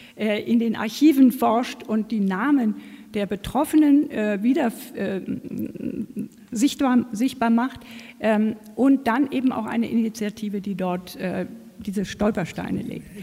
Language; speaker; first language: German; native; German